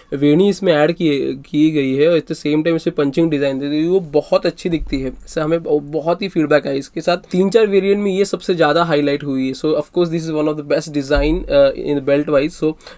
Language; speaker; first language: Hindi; non-native, local second language; Marathi